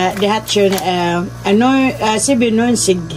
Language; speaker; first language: German; non-native, learner; Filipino